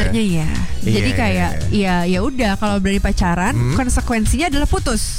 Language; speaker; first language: Indonesian; native; Indonesian